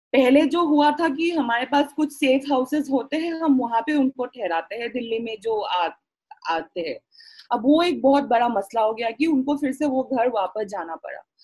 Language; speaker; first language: Hindi; non-native, local second language; Assamese